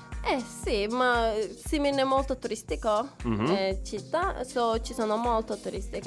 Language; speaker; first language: Italian; non-native, learner; Turkish